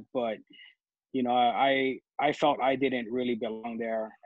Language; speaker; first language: English; native; English